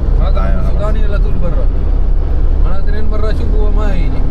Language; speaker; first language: Arabic; non-native, learner; Hindi